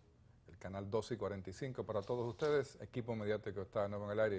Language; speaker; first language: Spanish; native; Spanish